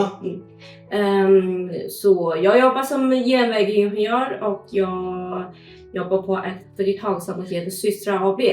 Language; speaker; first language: Swedish; non-native, fluent; Chinese